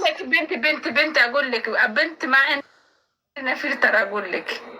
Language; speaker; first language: Arabic; native; Arabic